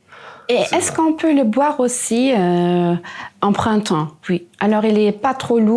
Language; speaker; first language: French; non-native, local second language; Luxembourgish